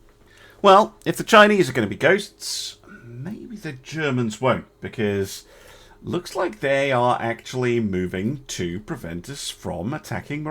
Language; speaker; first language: English; native; English